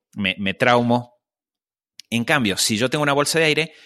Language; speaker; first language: Spanish; native; Spanish